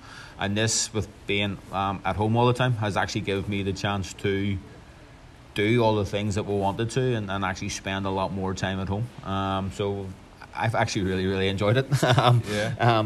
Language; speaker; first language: English; native; English